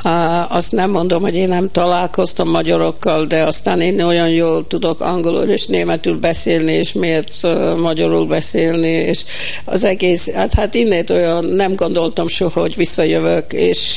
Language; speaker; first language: Hungarian; early bilingual, heritage; Hungarian